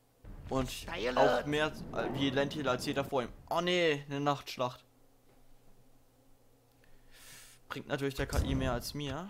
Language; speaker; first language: German; native; German